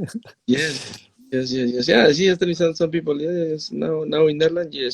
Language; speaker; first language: English; non-native, learner; Spanish